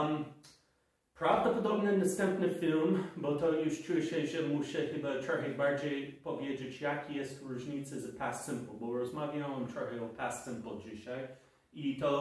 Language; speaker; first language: Polish; non-native, fluent; English